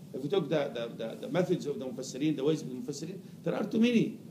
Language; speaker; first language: English; non-native, fluent; Arabic